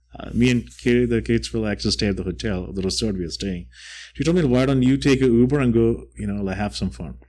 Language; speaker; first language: English; non-native, local second language; Malayalam